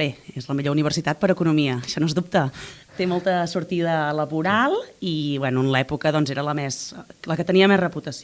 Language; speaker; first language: Catalan; native; Catalan